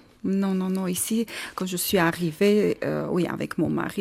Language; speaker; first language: French; non-native, learner; Armenian